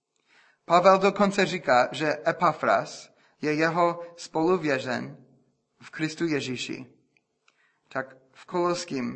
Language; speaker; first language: Czech; non-native, fluent; English